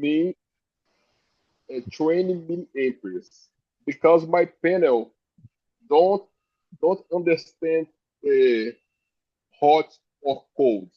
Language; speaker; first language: English; non-native, learner; Portuguese